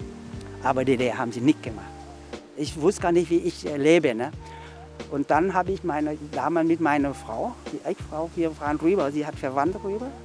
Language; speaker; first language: German; non-native, learner; Vietnamese